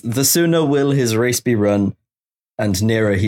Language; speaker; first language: English; native; English